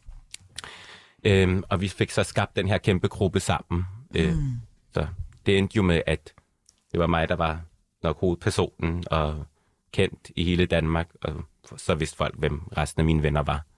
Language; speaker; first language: Danish; early bilingual, other home language; Arabic